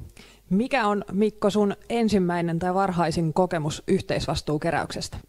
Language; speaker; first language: Finnish; native; Finnish